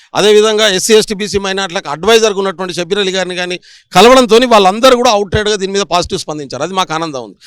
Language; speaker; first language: Telugu; non-native, local second language; Lambadi